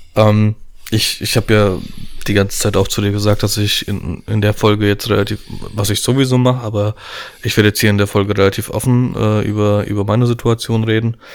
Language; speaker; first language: German; early bilingual, other home language; Polish